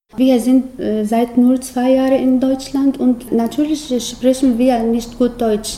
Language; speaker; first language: German; non-native, learner; Arabic